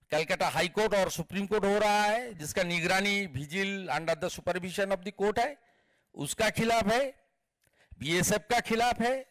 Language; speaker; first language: Hindi; non-native, local second language; Bangla